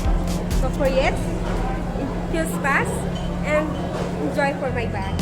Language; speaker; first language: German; non-native, learner; Filipino